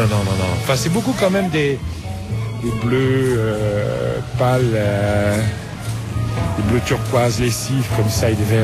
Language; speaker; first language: French; native; French